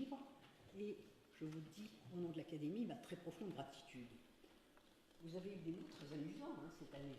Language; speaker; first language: French; native; French